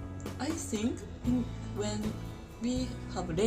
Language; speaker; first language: English; non-native, learner; Japanese